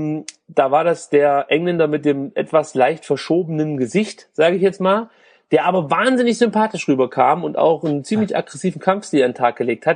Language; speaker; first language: German; native; German